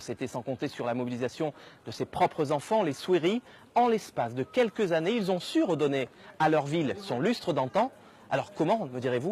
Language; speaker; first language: French; native; French